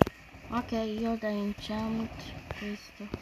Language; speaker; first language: Italian; early bilingual, other home language; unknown